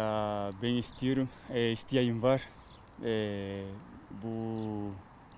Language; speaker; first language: Turkish; non-native, learner; Spanish